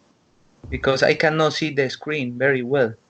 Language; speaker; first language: English; non-native, learner; Spanish